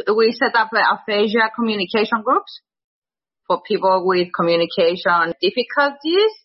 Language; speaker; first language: English; non-native, fluent; Greek